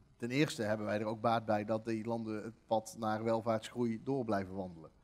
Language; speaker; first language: Dutch; native; Dutch